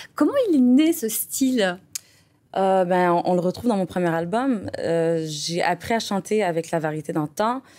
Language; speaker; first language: French; native; French